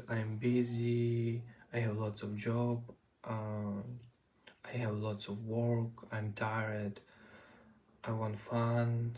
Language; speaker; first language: English; non-native, learner; Ukrainian